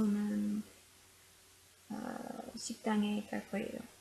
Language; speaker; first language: Korean; non-native, learner; English